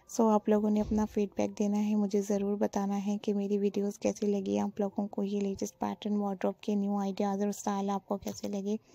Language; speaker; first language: Hindi; native; Hindi